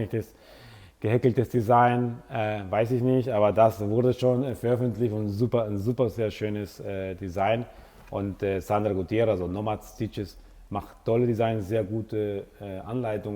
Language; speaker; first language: German; non-native, fluent; Italian